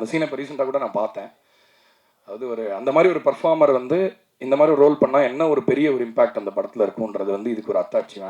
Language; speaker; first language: Tamil; native; Tamil